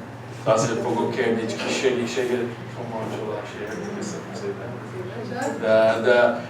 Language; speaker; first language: Hungarian; early bilingual, heritage; English